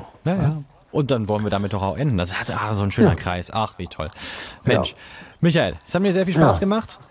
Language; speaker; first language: German; native; German